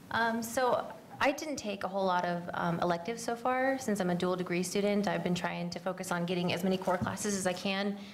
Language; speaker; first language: English; native; English